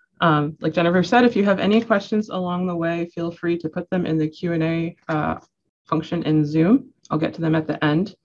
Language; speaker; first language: English; native; English